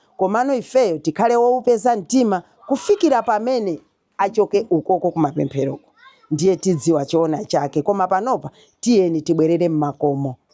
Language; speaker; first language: Nyanja; native; Nyanja